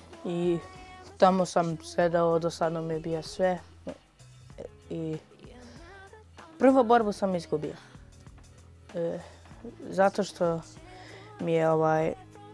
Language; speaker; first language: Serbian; non-native, local second language; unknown